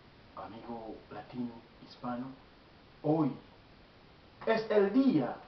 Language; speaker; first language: Spanish; non-native, learner; Haitian Creole